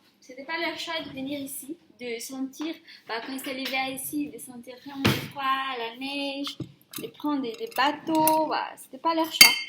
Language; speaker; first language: French; non-native, fluent; Portuguese